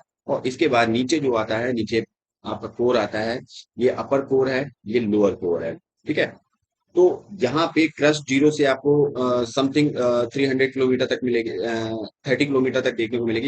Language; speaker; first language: Hindi; native; Hindi